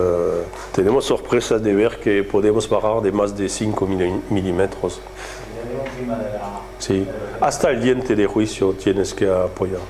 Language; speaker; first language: Spanish; non-native, fluent; French